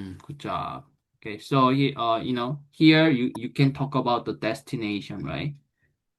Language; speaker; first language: English; non-native, fluent; Korean